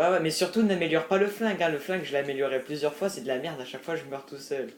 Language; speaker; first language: French; native; French